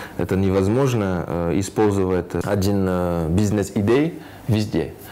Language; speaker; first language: Russian; non-native, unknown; French